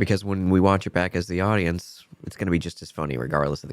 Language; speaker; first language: English; native; English